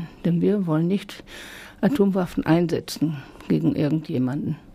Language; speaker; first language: German; native; German